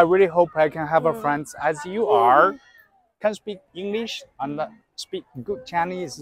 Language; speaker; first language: English; non-native, learner; Chinese